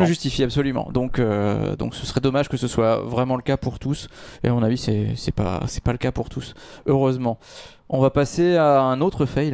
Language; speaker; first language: French; native; French